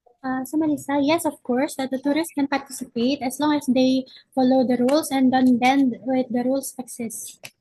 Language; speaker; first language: English; non-native, learner; Indonesian